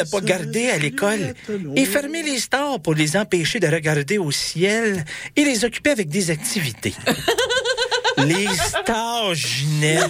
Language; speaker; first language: French; native; French